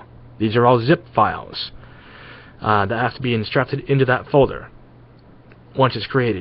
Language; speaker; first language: English; native; English